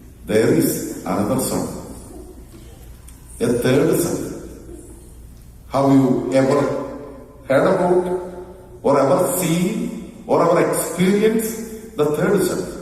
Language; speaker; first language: English; non-native, local second language; Malayalam